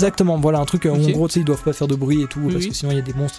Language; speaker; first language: French; native; French